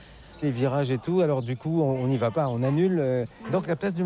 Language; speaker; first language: French; native; French